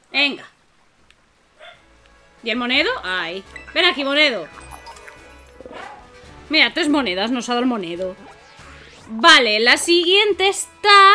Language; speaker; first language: Spanish; native; Spanish